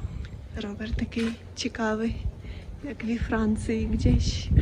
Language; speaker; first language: Polish; non-native, learner; Ukrainian